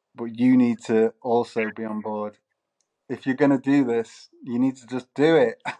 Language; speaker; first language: English; native; English